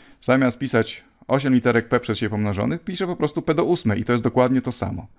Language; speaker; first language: Polish; native; Polish